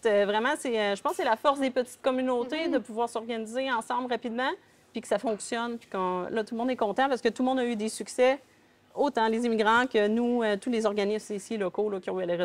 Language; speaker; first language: French; native; French